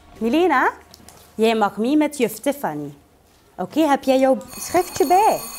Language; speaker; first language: Dutch; native; Dutch